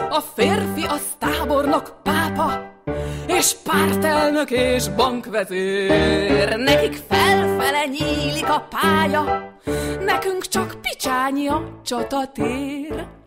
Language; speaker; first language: Hungarian; native; Hungarian